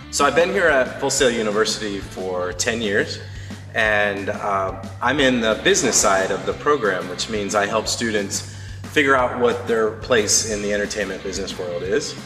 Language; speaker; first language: English; native; English